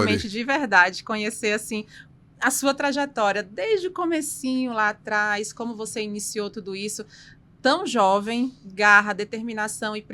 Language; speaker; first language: Portuguese; native; Portuguese